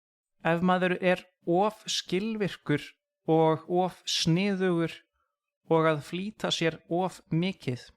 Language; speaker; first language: Icelandic; non-native, fluent; English